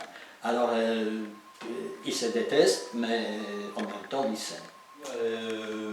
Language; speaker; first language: French; non-native, fluent; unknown